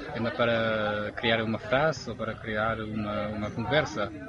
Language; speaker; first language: Portuguese; non-native, fluent; Chinese